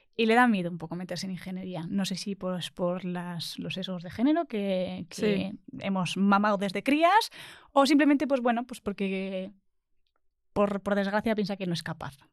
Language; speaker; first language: Spanish; native; Spanish